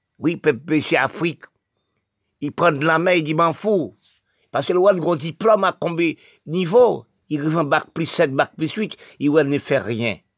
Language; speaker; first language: French; non-native, local second language; Haitian Creole